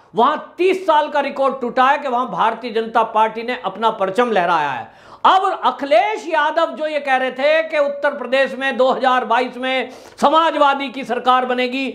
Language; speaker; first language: Hindi; native; Hindi